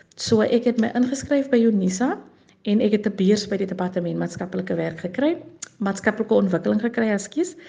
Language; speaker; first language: Afrikaans; native; Afrikaans